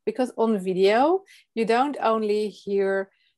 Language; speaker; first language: English; non-native, fluent; Dutch